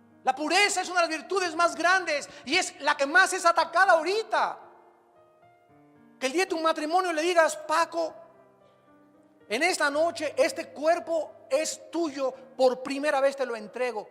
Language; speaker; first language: Spanish; native; Spanish